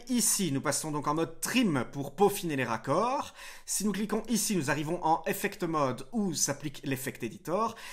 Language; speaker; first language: French; native; French